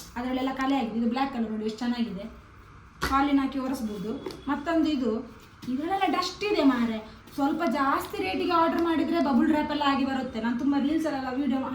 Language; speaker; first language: Kannada; non-native, local second language; Tulu